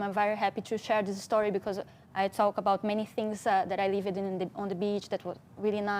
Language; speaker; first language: English; non-native, fluent; Portuguese